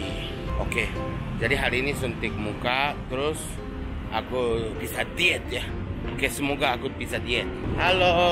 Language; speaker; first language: Indonesian; non-native, learner; Japanese